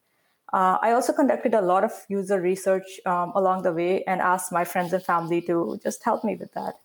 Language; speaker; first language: English; non-native, local second language; Urdu